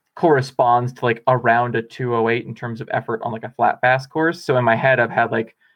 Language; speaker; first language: English; native; English